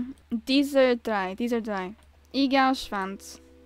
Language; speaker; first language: German; non-native, learner; English